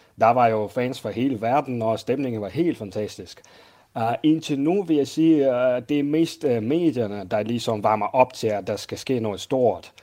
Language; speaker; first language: Danish; non-native, fluent; Russian